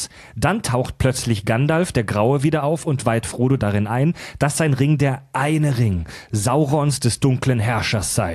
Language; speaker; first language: German; native; German